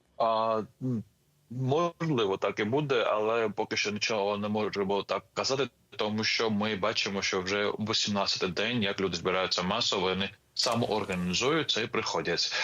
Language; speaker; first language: Ukrainian; non-native, fluent; Georgian